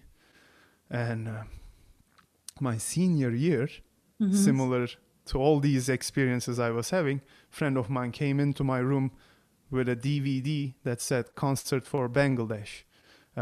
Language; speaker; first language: English; non-native, fluent; Turkish